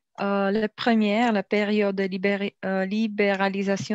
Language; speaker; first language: French; non-native, learner; Slovak